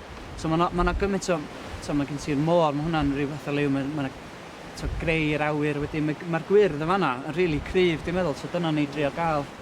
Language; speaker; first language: Welsh; native; Welsh